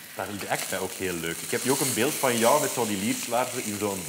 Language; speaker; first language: Dutch; native; Dutch